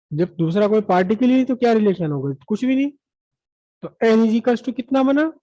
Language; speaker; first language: Hindi; native; Hindi